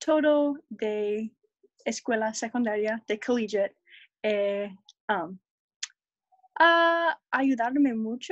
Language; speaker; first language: Spanish; non-native, learner; English